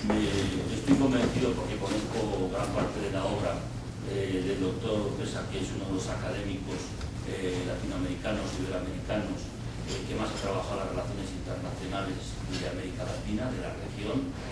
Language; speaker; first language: Spanish; native; Spanish